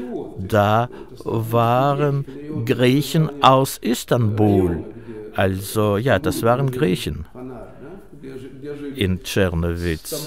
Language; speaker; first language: German; non-native, fluent; Russian